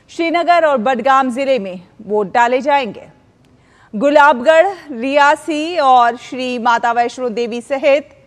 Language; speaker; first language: Hindi; native; Hindi